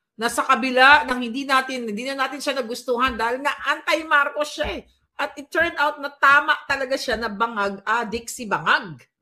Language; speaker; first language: Filipino; non-native, local second language; Hiligaynon